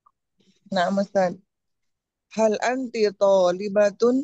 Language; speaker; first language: Arabic; non-native, learner; Indonesian